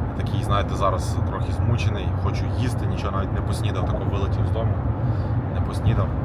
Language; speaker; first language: Ukrainian; non-native, local second language; Russian